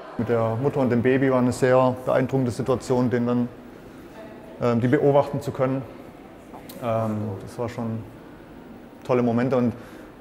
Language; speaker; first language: German; native; German